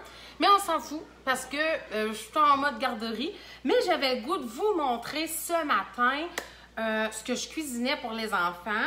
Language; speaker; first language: French; native; French